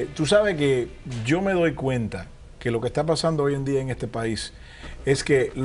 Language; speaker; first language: Spanish; early bilingual, heritage; Spanish